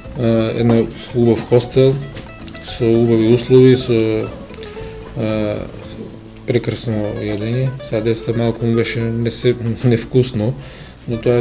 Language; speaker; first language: Macedonian; native; Macedonian